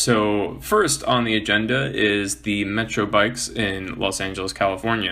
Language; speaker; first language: English; native; English